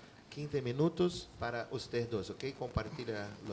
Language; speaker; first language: Spanish; non-native, fluent; Portuguese